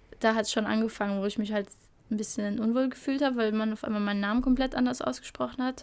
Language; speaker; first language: German; early bilingual, other home language; Albanian